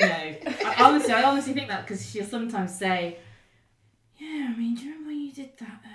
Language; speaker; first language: English; native; English